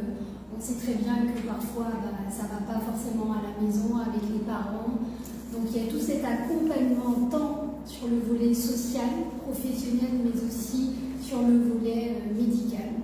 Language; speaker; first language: French; native; French